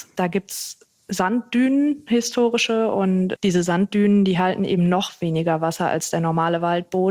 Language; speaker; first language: German; native; German